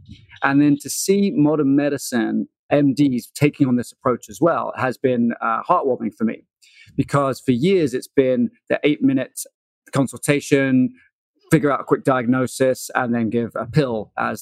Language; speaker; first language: English; native; English